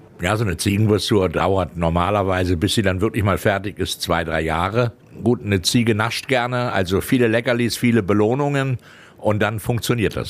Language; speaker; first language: German; native; German